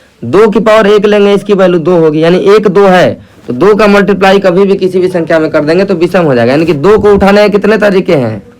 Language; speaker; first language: Hindi; native; Hindi